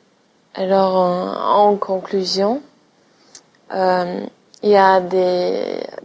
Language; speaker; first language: French; non-native, fluent; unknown